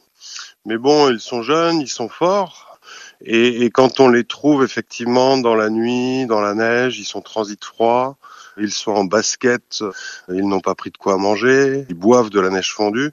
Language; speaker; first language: French; native; French